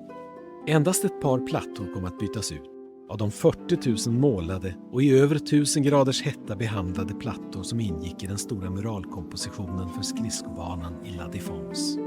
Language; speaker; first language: Swedish; native; Swedish